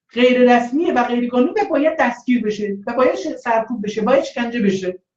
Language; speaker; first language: Persian; non-native, local second language; Azerbaijani